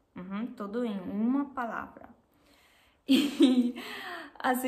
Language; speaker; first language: Portuguese; non-native, learner; German